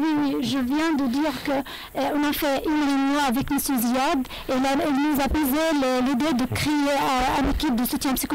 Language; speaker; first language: French; non-native, learner; Arabic